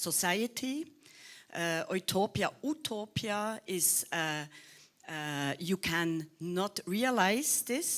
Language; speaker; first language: English; non-native, learner; Swiss German